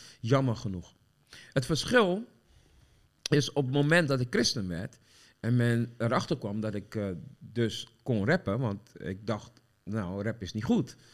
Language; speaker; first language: Dutch; early bilingual, other home language; Sranan Tongo